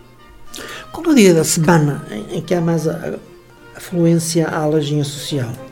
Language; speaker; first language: Portuguese; native; Portuguese